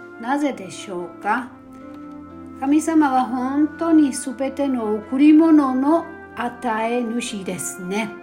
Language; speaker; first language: Japanese; non-native, fluent; German